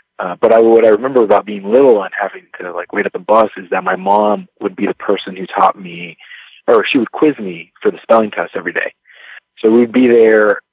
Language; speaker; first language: English; early bilingual, other home language; Spanish